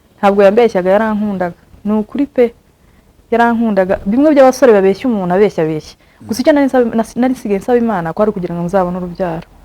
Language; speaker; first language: Kinyarwanda; early bilingual, heritage; Kinyarwanda